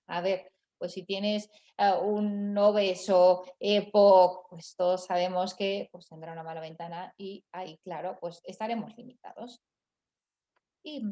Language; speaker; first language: Spanish; native; Spanish